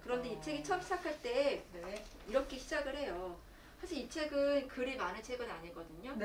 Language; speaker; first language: Korean; native; Korean